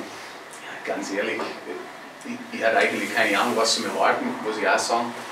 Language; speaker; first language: German; non-native, fluent; English